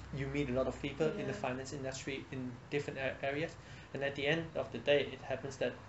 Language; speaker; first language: English; non-native, fluent; Vietnamese